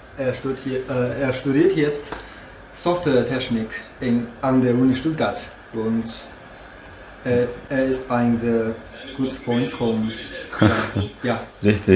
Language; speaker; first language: German; non-native, fluent; Chinese